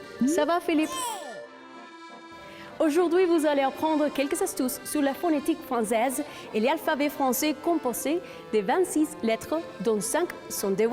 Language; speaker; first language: French; non-native, fluent; Spanish